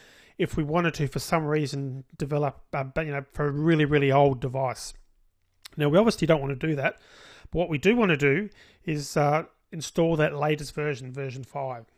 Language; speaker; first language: English; native; English